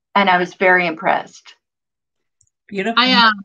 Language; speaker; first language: English; non-native, fluent; Hebrew